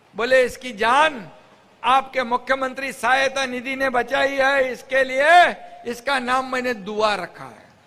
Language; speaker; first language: Hindi; non-native, local second language; Marathi